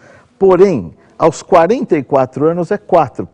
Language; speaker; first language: Portuguese; native; Portuguese